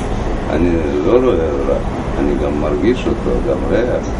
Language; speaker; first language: Hebrew; non-native, learner; Russian